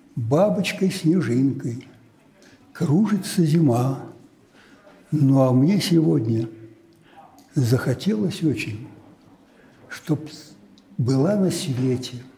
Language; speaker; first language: Russian; native; Russian